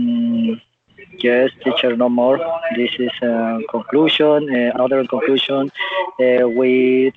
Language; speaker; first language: English; non-native, learner; Spanish